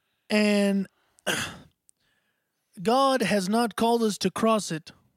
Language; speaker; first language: English; native; English